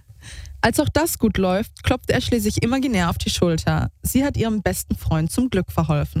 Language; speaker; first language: German; native; German